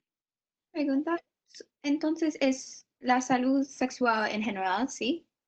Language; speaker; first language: Spanish; non-native, learner; English